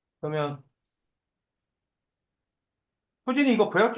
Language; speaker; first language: Korean; native; Korean